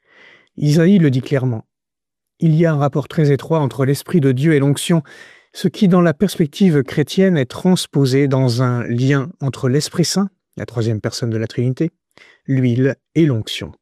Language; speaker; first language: French; native; French